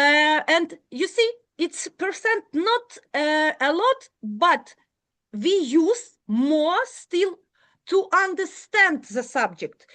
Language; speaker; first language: English; non-native, learner; Ukrainian